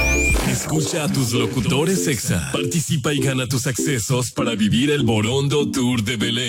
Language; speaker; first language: Spanish; native; Spanish